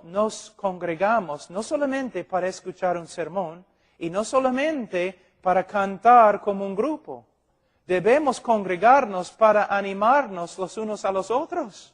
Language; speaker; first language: Spanish; non-native, fluent; English